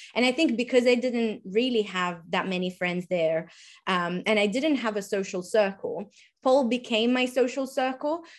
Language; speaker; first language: English; non-native, fluent; Italian